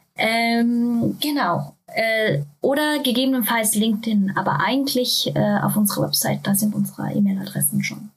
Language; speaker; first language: German; non-native, fluent; Japanese